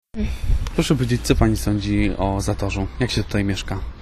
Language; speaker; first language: Polish; native; Polish